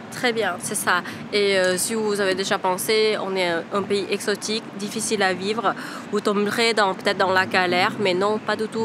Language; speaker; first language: French; non-native, fluent; Thai